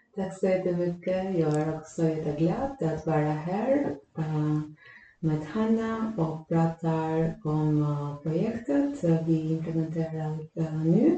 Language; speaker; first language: Swedish; non-native, fluent; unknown